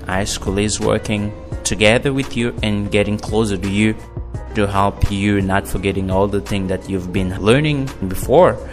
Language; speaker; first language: English; non-native, fluent; Haitian Creole